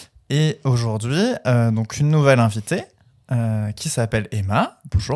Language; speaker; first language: French; native; French